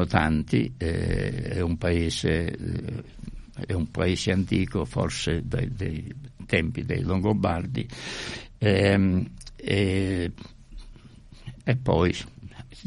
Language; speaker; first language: Italian; native; Italian